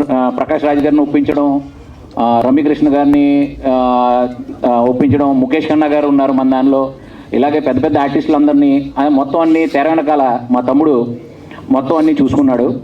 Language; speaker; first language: Telugu; native; Telugu